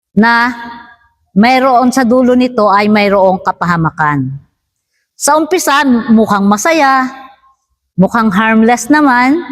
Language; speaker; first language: Filipino; native; Filipino